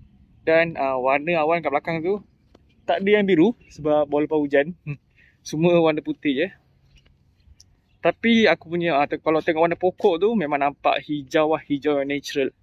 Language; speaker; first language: Malay; native; Malay